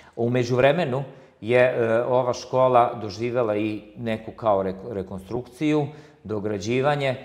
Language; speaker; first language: Croatian; non-native, local second language; Slovak